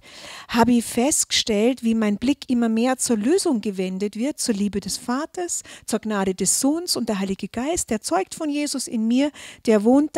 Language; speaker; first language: German; native; German